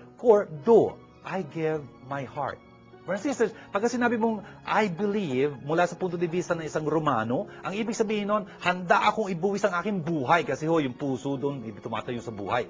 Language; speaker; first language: Filipino; native; Filipino